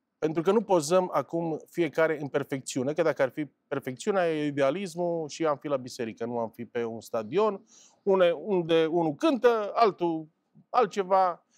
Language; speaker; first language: Romanian; native; Romanian